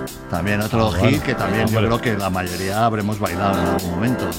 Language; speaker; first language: Spanish; native; Spanish